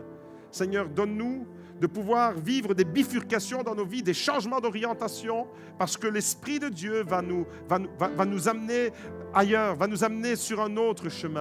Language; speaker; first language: French; native; French